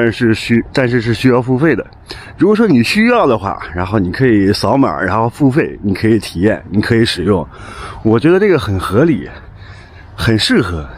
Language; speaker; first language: Chinese; native; Chinese